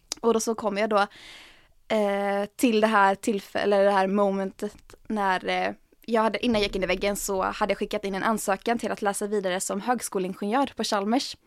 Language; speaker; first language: Swedish; native; Swedish